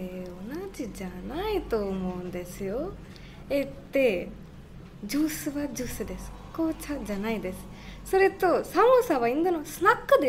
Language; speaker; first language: Japanese; non-native, learner; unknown